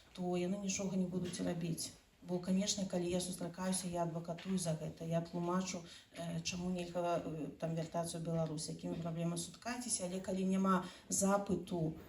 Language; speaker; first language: Belarusian; non-native, local second language; Russian